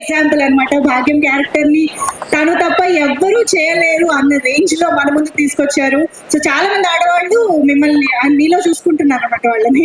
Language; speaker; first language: Telugu; native; Telugu